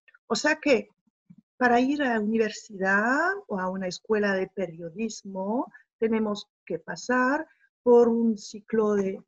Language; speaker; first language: Spanish; non-native, fluent; French